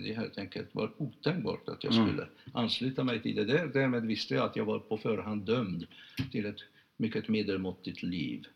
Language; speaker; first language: Swedish; non-native, fluent; Hungarian